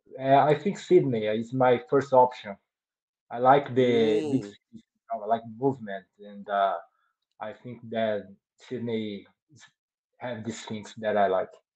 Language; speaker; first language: English; non-native, learner; Portuguese